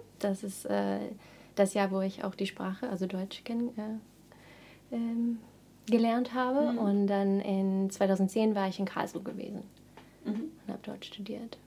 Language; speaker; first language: German; non-native, fluent; English